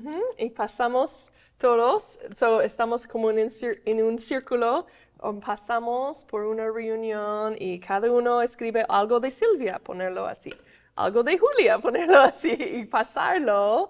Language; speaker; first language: Spanish; non-native, fluent; English